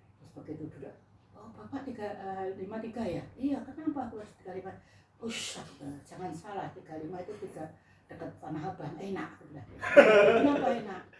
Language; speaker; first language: Indonesian; non-native, local second language; Javanese